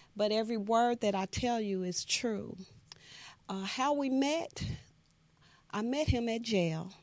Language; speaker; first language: English; native; English